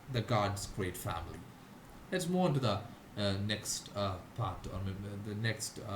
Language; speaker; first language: English; non-native, local second language; Malayalam